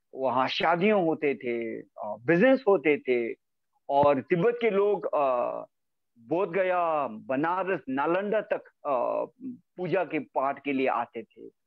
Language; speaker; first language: Hindi; native; Hindi